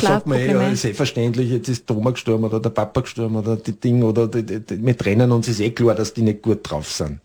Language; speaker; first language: German; native; German